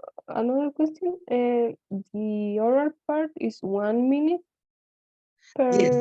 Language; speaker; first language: English; non-native, learner; Spanish